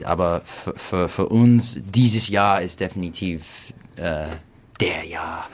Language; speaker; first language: German; non-native, learner; English